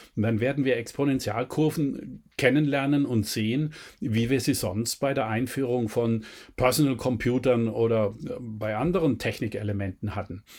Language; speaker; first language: German; native; German